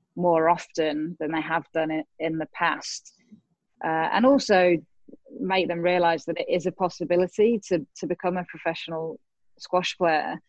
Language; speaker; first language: English; native; English